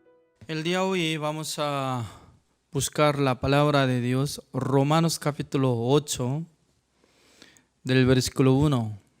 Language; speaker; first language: Spanish; non-native, fluent; Korean